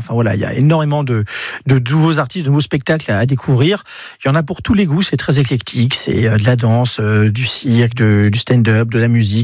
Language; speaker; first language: French; native; French